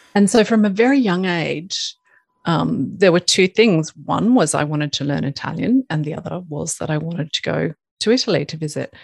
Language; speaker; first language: English; native; English